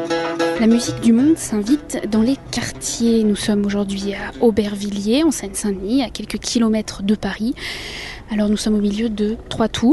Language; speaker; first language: French; native; French